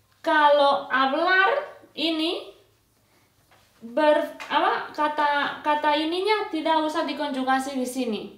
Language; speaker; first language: Indonesian; non-native, fluent; Spanish